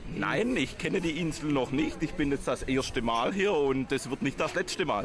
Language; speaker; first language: German; native; German